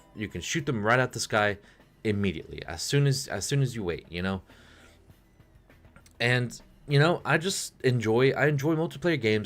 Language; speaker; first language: English; native; English